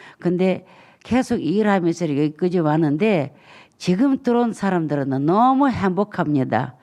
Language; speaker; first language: Korean; non-native, fluent; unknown